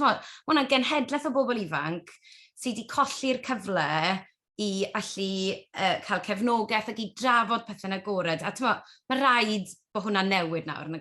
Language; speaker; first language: Welsh; native; Welsh